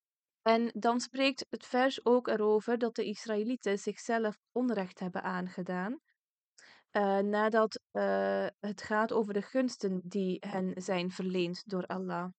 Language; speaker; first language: Dutch; early bilingual, other home language; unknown